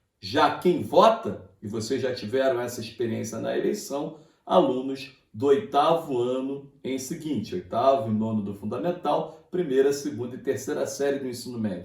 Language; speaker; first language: Portuguese; native; Portuguese